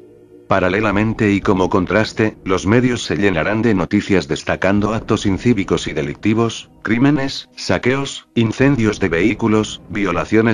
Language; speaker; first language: Spanish; native; Spanish